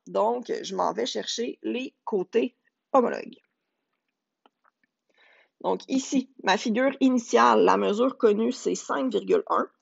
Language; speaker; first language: French; native; French